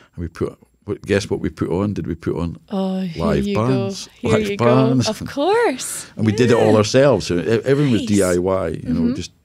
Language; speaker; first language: English; native; English